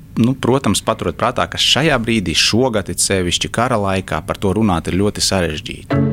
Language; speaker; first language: Latvian; non-native, local second language; Russian